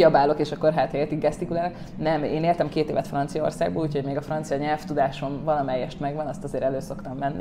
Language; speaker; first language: Hungarian; native; Hungarian